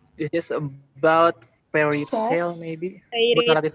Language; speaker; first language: English; non-native, learner; Indonesian